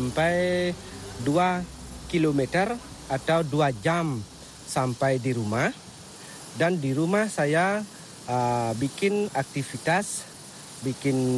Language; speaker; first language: Indonesian; non-native, local second language; Balinese